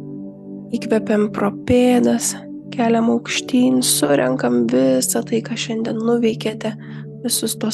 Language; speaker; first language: Lithuanian; native; Lithuanian